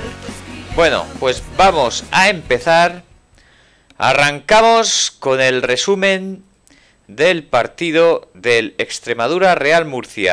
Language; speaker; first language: Spanish; native; Spanish